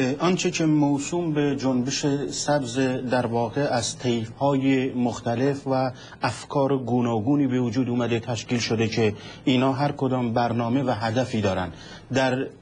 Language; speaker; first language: Persian; non-native, local second language; Central Kurdish